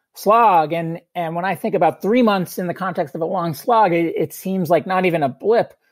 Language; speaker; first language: English; native; English